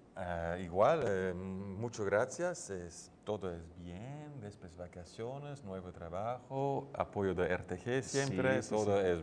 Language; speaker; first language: Spanish; non-native, learner; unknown